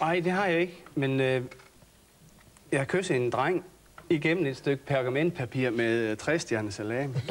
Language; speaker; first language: Danish; native; Danish